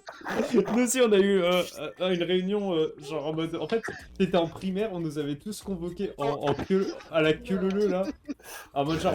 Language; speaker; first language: French; native; French